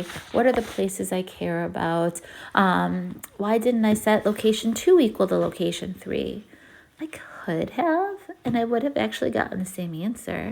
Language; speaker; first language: English; native; English